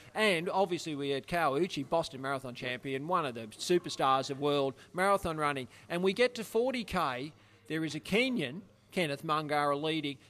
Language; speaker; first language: English; native; English